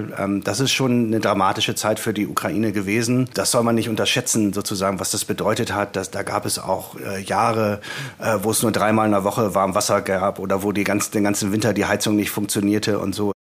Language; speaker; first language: German; native; German